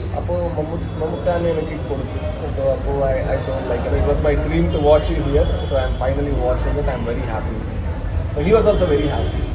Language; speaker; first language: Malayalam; non-native, local second language; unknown